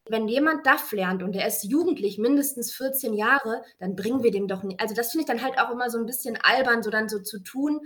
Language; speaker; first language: German; native; German